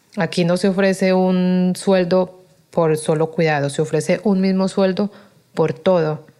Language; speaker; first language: Spanish; native; Spanish